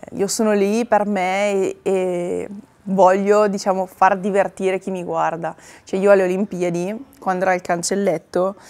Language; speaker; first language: Italian; native; Italian